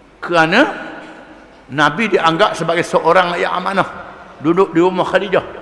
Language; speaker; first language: Malay; native; Malay